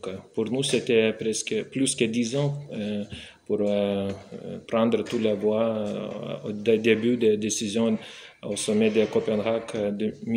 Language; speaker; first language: French; non-native, fluent; Lithuanian